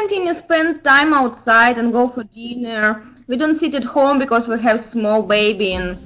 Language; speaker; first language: English; non-native, learner; Ukrainian